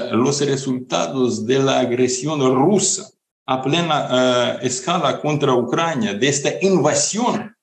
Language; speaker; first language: Spanish; non-native, fluent; Ukrainian